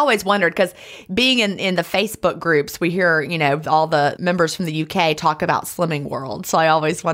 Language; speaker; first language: English; native; English